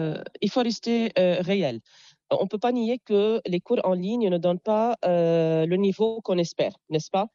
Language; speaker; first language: French; non-native, local second language; Arabic